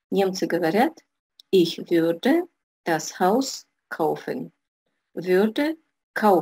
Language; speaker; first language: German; non-native, fluent; Russian